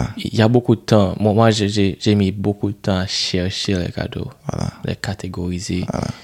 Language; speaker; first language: French; non-native, local second language; Haitian Creole